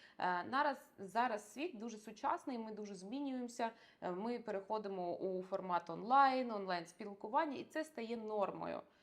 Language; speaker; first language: Ukrainian; non-native, local second language; Russian